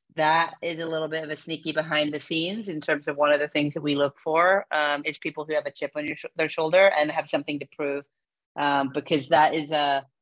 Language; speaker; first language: English; native; English